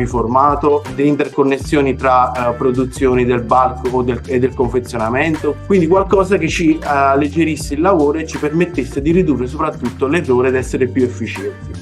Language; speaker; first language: Italian; native; Italian